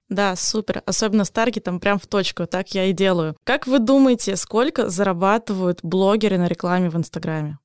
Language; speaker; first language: Russian; native; Russian